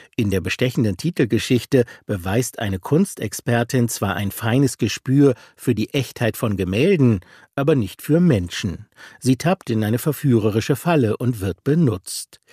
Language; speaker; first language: German; native; German